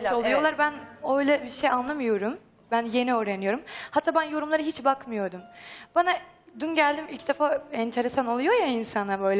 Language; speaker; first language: Turkish; non-native, fluent; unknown